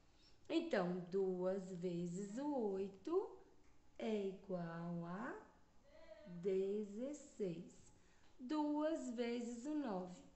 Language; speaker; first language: Portuguese; native; Portuguese